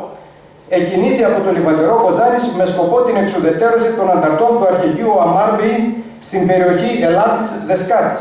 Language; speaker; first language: Greek; native; Greek